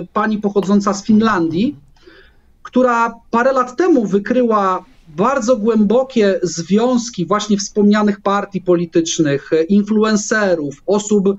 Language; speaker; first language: Polish; native; Polish